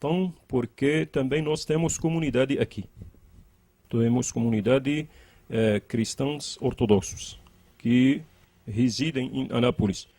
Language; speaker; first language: Portuguese; non-native, learner; Arabic